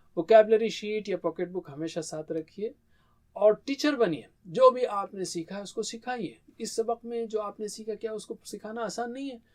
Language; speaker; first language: Urdu; native; Urdu